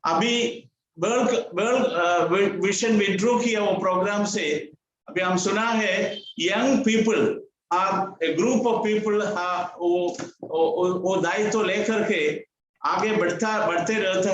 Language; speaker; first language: Hindi; non-native, local second language; Malayalam